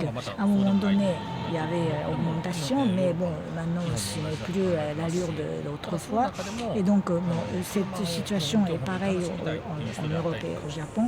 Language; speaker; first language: French; non-native, fluent; Japanese